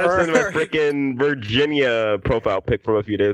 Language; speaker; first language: English; native; English